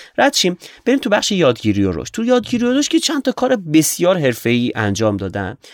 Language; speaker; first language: Persian; native; Persian